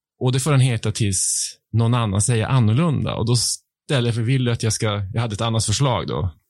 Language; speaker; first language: Swedish; native; Swedish